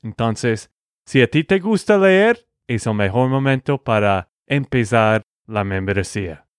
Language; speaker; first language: Spanish; non-native, fluent; English